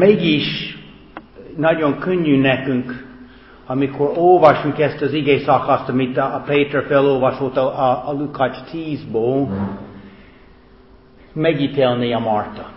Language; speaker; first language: Hungarian; non-native, fluent; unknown